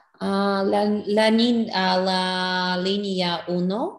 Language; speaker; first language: Spanish; non-native, learner; English